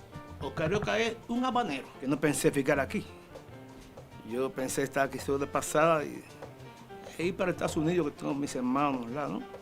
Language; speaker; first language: Portuguese; non-native, fluent; Spanish